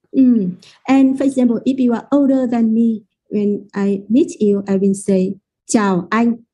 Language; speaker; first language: English; non-native, fluent; Vietnamese